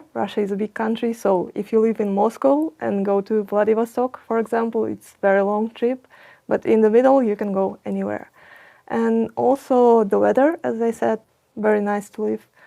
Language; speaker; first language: English; non-native, fluent; Russian